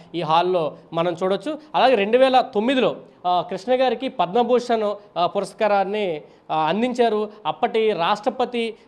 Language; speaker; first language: Telugu; native; Telugu